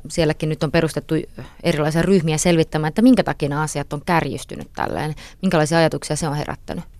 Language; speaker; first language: Finnish; native; Finnish